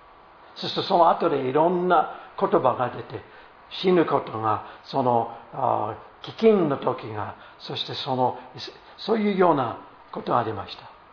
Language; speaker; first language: Japanese; non-native, fluent; English